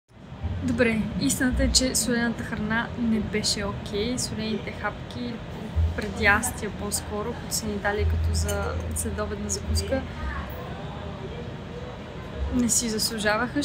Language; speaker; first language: Bulgarian; native; Bulgarian